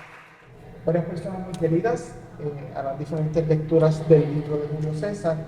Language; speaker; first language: Spanish; native; Spanish